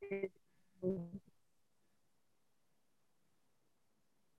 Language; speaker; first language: English; native; English